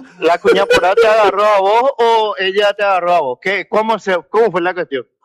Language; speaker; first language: Spanish; native; Spanish